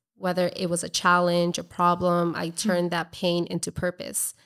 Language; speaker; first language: English; native; English